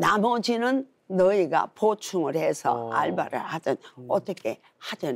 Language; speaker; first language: Korean; native; Korean